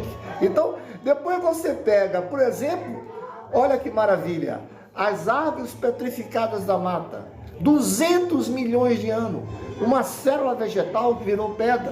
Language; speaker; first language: Portuguese; native; Portuguese